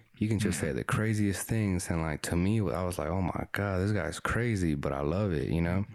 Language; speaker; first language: English; early bilingual, other home language; Spanish